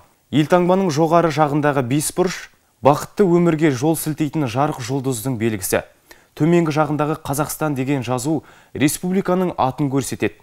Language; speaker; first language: Kazakh; native; Kazakh